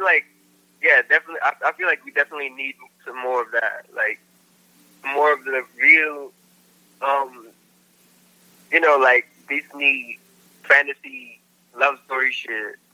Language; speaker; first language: English; non-native, local second language; Filipino